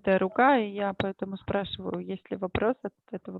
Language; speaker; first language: Russian; native; Russian